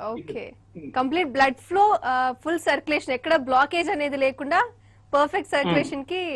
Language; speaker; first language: Telugu; native; Telugu